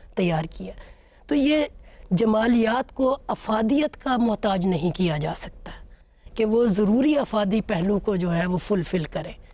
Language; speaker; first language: Urdu; native; Urdu